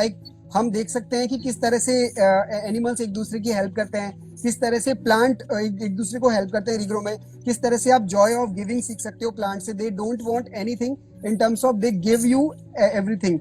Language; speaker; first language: Hindi; native; Hindi